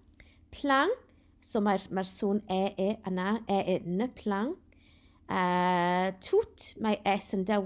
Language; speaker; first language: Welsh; non-native, local second language; English